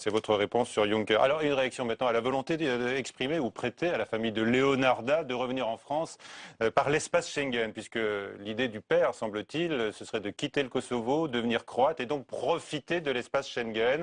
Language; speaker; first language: French; native; French